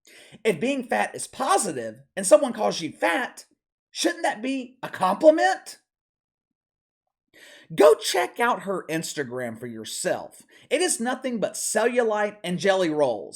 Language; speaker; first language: English; native; English